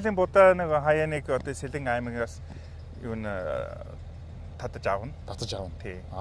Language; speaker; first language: Mongolian; non-native, fluent; English